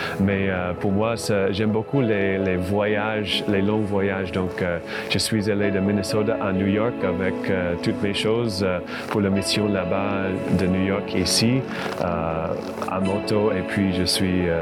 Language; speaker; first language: French; non-native, fluent; English